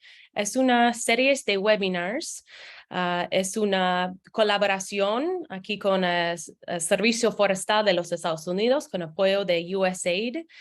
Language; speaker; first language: Spanish; non-native, fluent; English